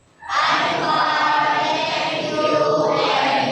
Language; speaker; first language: English; non-native, learner; Indonesian